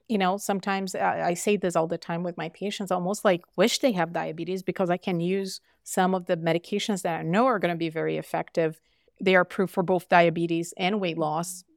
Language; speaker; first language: English; non-native, fluent; Portuguese